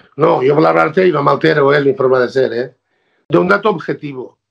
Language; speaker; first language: Spanish; non-native, local second language; Catalan